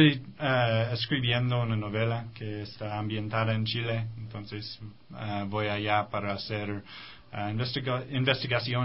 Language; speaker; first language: Spanish; non-native, fluent; English